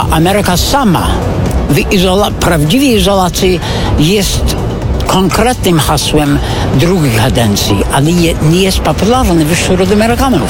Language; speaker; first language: Polish; non-native, fluent; English